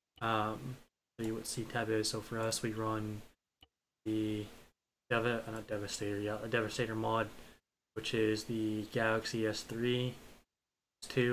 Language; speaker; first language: English; native; English